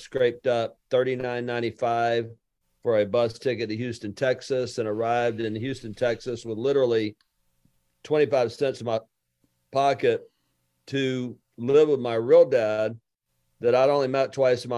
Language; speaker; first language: English; native; English